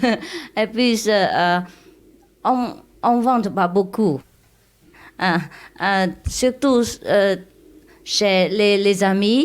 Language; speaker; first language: French; non-native, learner; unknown